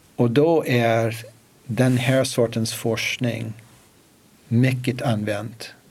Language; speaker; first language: Swedish; non-native, fluent; English